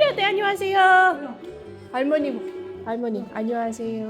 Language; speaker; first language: Korean; non-native, learner; Cebuano